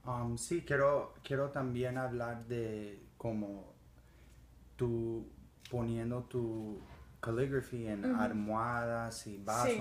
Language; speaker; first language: Spanish; early bilingual, heritage; Spanish